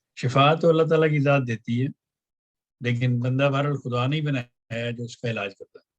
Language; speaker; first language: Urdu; non-native, local second language; Punjabi